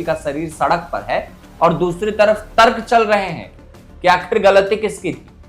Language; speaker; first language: Hindi; native; Hindi